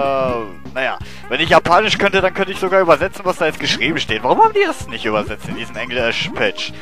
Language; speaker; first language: German; native; German